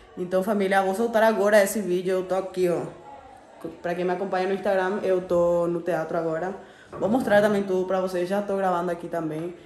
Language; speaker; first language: Portuguese; non-native, fluent; Spanish